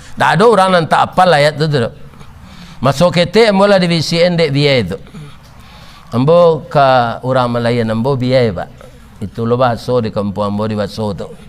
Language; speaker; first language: Malay; non-native, local second language; Minangkabau